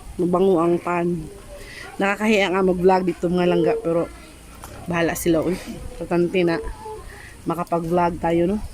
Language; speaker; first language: Filipino; native; Filipino